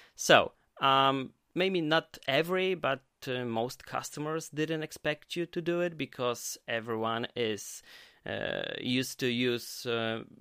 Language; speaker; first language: English; non-native, fluent; Polish